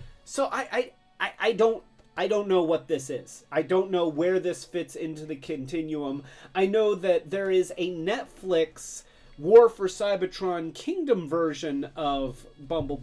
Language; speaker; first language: English; native; English